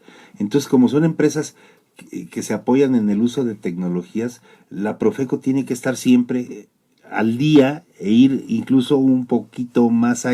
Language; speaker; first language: Spanish; native; Spanish